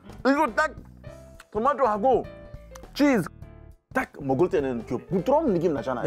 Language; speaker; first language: Korean; non-native, fluent; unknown